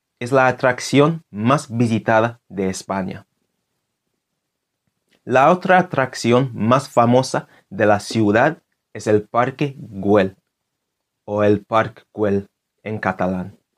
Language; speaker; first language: Spanish; non-native, fluent; English